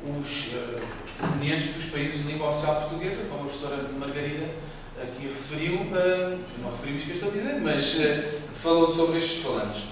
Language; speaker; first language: Portuguese; native; Portuguese